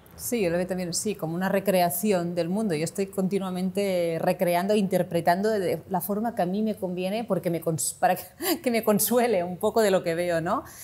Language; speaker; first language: Spanish; non-native, local second language; Catalan